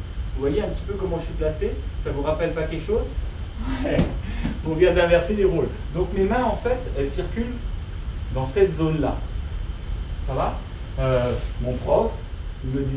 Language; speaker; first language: French; native; French